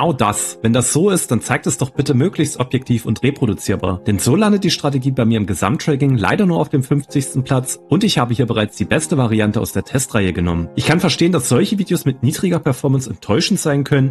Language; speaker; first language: German; native; German